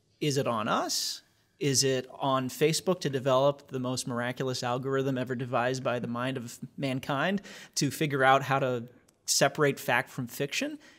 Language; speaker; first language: English; native; English